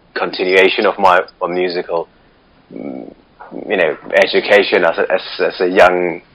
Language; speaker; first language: English; non-native, fluent; Russian